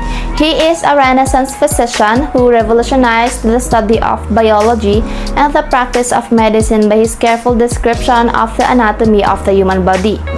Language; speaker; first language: English; non-native, local second language; Filipino